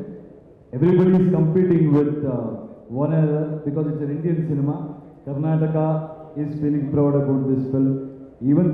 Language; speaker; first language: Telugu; non-native, learner; Kannada